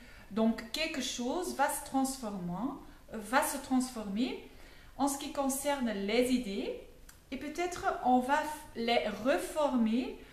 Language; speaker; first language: French; non-native, fluent; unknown